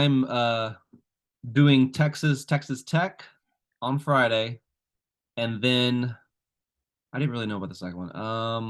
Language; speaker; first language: English; native; English